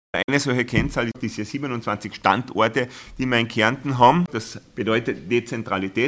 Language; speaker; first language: German; native; German